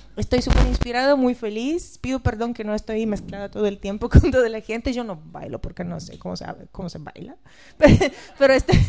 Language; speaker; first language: Spanish; non-native, fluent; Bulgarian